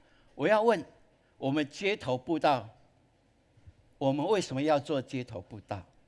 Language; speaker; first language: Chinese; native; Chinese